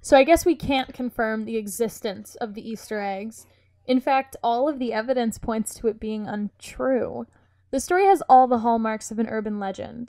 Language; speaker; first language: English; native; English